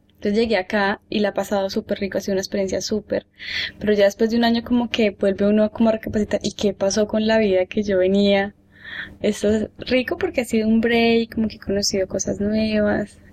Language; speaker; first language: Spanish; native; Spanish